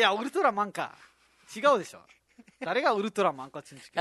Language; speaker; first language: Japanese; non-native, fluent; Nepali